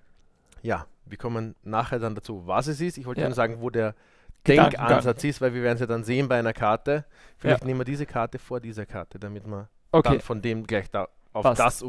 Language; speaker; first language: German; native; German